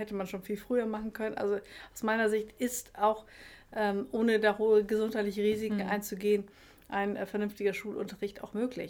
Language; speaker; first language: German; native; German